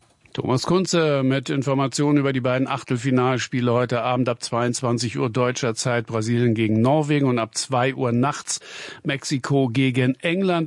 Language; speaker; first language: German; native; German